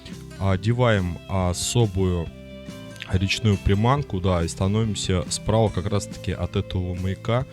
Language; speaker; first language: Russian; native; Russian